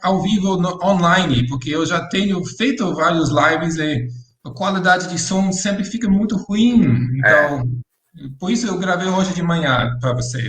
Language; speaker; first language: Portuguese; non-native, fluent; English